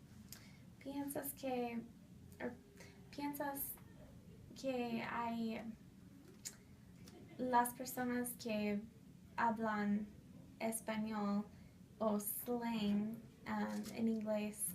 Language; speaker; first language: Spanish; non-native, fluent; English